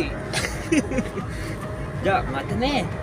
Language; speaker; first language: Japanese; non-native, learner; Pampanga